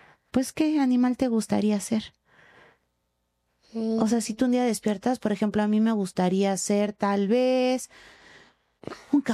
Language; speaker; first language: Spanish; native; Spanish